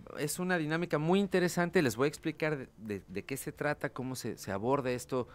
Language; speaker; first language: Spanish; native; Spanish